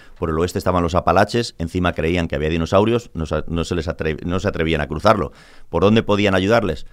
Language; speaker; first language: Spanish; native; Spanish